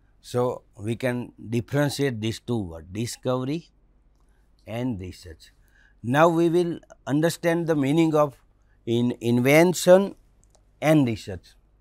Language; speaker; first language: English; non-native, local second language; Gujarati